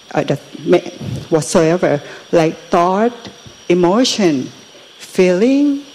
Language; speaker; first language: English; non-native, fluent; Thai